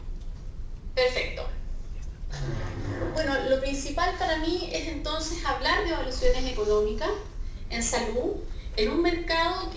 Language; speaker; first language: Spanish; native; Spanish